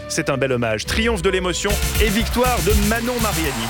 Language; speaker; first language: French; native; French